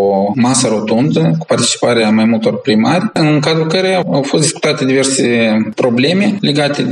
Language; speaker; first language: Romanian; native; Romanian